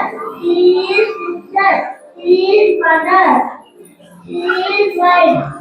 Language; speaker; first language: English; non-native, local second language; Telugu